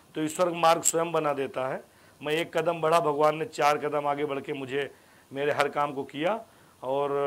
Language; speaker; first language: Hindi; native; Hindi